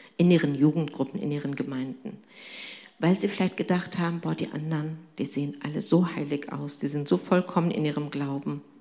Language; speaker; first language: German; non-native, fluent; Turkish